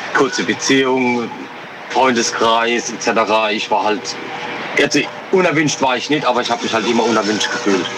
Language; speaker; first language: German; native; German